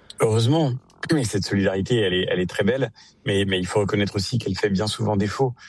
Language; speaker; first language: French; native; French